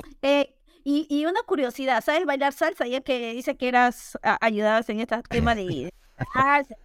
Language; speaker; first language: Spanish; native; Spanish